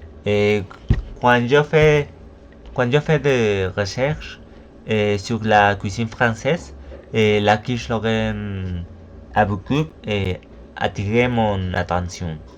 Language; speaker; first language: French; non-native, learner; Spanish